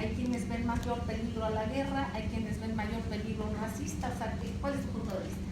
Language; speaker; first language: Spanish; native; Spanish